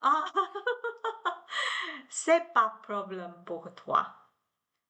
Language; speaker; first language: French; non-native, learner; Chinese